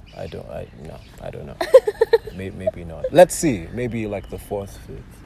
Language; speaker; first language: English; non-native, local second language; Yoruba